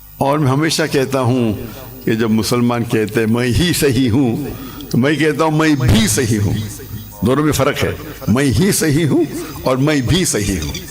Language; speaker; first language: Urdu; non-native, local second language; English